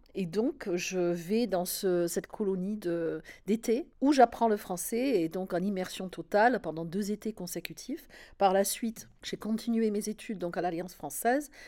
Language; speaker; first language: French; non-native, fluent; English